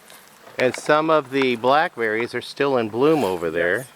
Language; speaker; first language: English; native; English